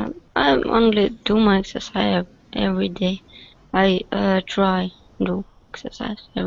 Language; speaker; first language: English; non-native, learner; Russian